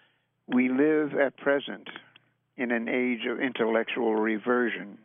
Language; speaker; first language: English; native; English